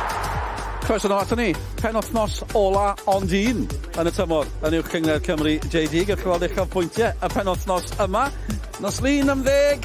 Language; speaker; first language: Welsh; native; Welsh